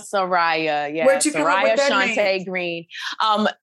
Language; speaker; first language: English; native; English